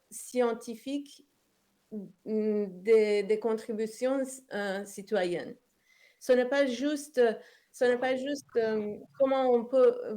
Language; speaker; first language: French; non-native, fluent; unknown